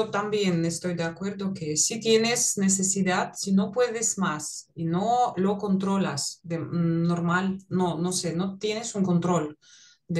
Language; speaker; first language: Spanish; non-native, fluent; Russian